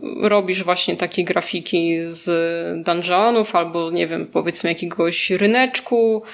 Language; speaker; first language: Polish; native; Polish